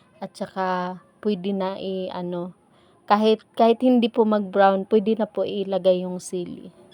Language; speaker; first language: Filipino; non-native, local second language; Cebuano